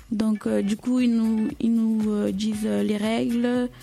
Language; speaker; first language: French; early bilingual, other home language; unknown